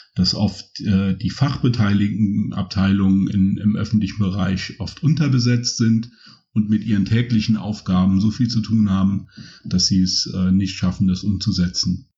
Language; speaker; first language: German; native; German